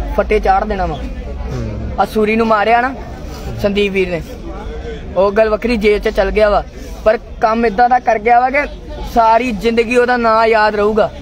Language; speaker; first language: Punjabi; native; Punjabi